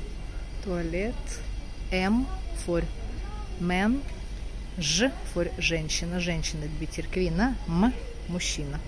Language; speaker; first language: Norwegian; non-native, fluent; Russian